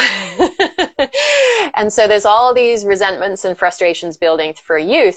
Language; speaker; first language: English; native; English